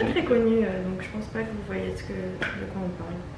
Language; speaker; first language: French; native; French